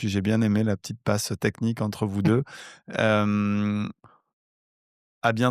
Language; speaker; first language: French; native; French